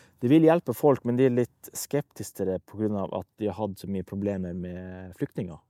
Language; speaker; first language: Norwegian; early bilingual, other home language; Persian